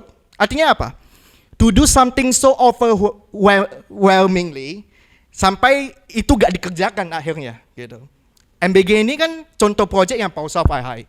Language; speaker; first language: Indonesian; native; Indonesian